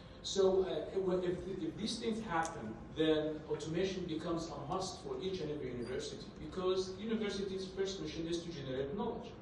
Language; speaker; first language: English; non-native, fluent; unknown